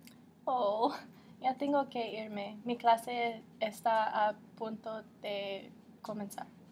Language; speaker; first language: Spanish; non-native, learner; English